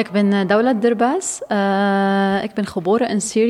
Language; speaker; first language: Dutch; non-native, learner; Arabic